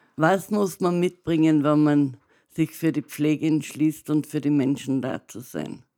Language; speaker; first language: German; native; German